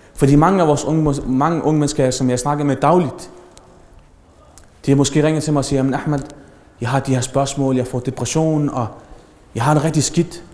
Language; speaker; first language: Danish; early bilingual, other home language; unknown